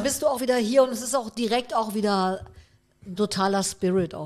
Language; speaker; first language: German; native; German